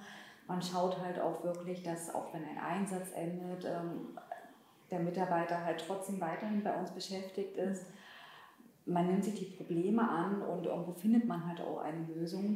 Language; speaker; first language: German; native; German